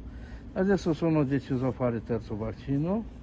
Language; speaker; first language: Italian; non-native, learner; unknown